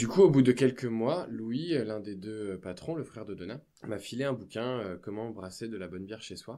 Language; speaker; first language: French; native; French